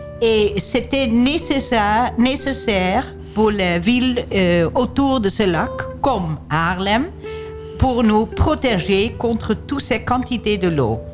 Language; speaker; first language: French; non-native, learner; Dutch